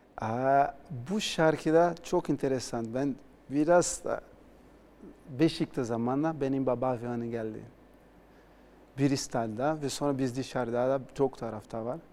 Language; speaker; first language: Turkish; non-native, learner; Portuguese